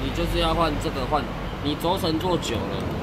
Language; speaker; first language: Chinese; native; Chinese